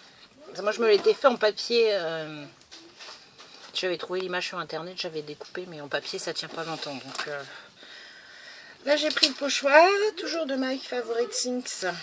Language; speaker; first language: French; native; French